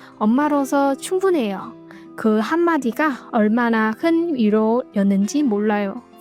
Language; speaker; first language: Korean; non-native, fluent; Vietnamese